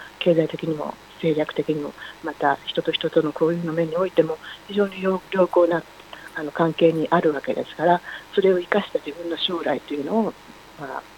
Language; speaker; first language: Japanese; native; Japanese